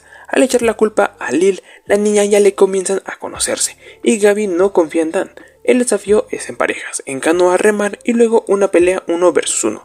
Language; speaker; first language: Spanish; native; Spanish